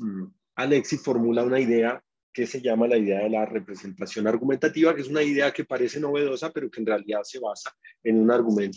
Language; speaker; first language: Spanish; native; Spanish